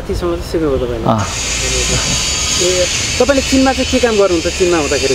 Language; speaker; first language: Nepali; native; Nepali